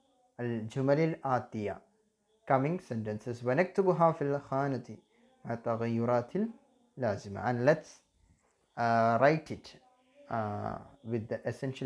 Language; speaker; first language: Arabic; non-native, fluent; Malayalam